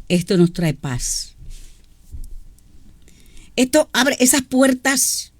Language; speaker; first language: Spanish; native; Spanish